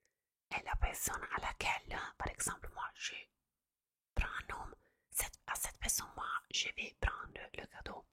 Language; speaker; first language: French; non-native, fluent; Italian